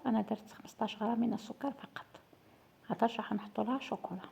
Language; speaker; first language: Arabic; native; Arabic